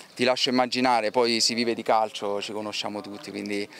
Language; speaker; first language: Italian; native; Italian